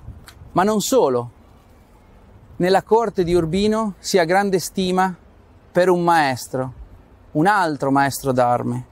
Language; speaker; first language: Italian; native; Italian